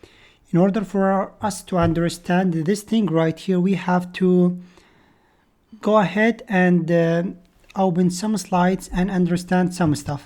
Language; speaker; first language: English; non-native, fluent; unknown